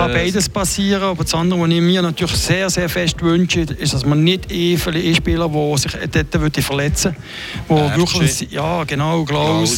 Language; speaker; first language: German; native; German